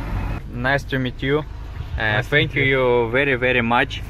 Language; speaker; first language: English; non-native, learner; Romanian